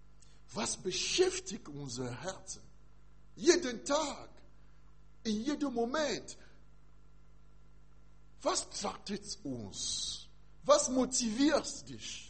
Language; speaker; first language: German; non-native, learner; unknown